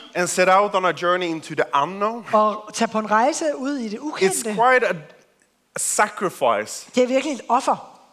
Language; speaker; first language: English; non-native, fluent; Swedish